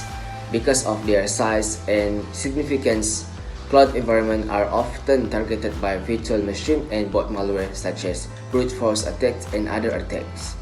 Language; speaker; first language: English; non-native, local second language; Malay